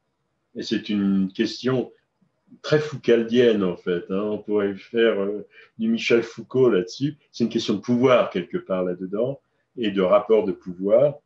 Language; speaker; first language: French; native; French